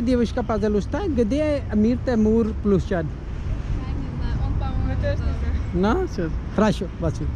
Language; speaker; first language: Russian; non-native, learner; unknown